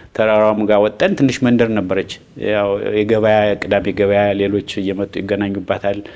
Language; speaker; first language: Amharic; native; Amharic